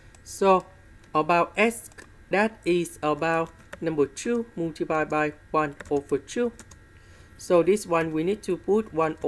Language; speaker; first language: English; non-native, fluent; Vietnamese